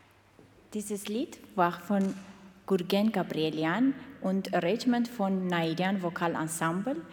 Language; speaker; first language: German; non-native, learner; Armenian